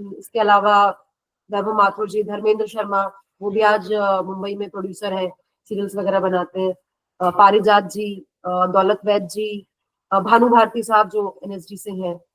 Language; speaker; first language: Hindi; native; Hindi